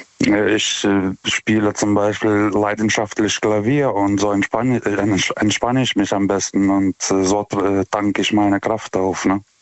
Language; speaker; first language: German; non-native, fluent; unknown